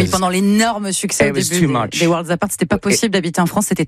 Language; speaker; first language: French; native; French